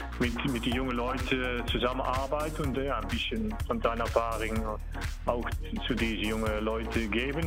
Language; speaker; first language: German; non-native, learner; Dutch